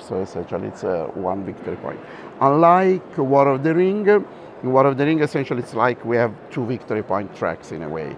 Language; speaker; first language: English; non-native, fluent; Italian